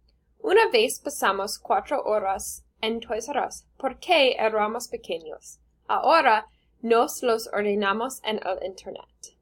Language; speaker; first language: Spanish; non-native, learner; English